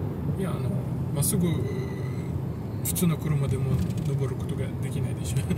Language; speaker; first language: Japanese; non-native, fluent; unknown